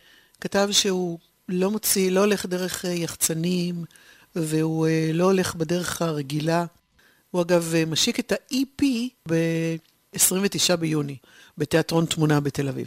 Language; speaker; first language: Hebrew; native; Hebrew